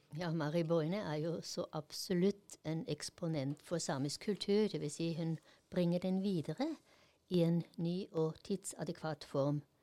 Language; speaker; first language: Norwegian; non-native, fluent; German